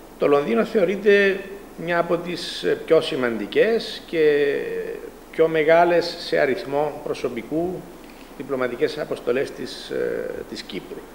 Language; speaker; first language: Greek; native; Greek